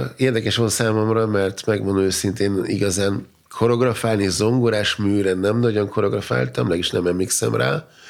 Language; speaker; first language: Hungarian; non-native, fluent; German